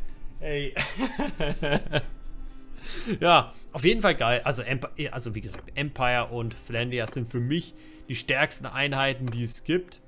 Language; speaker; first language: German; native; German